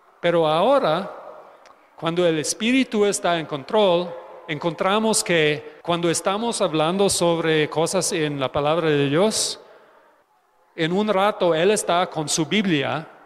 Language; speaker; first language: Spanish; non-native, fluent; English